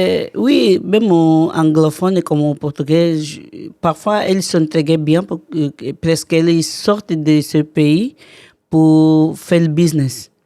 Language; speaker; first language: French; non-native, learner; Portuguese